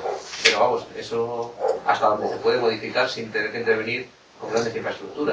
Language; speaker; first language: Spanish; native; Spanish